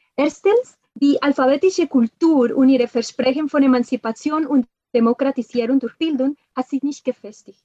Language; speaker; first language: German; non-native, fluent; Spanish